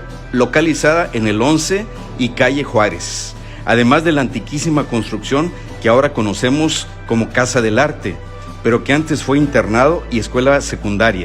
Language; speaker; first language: Spanish; native; Spanish